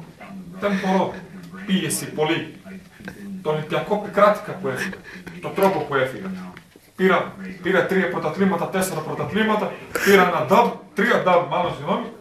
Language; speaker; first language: Greek; non-native, fluent; Serbian